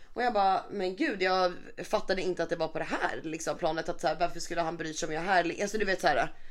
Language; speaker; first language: Swedish; native; Swedish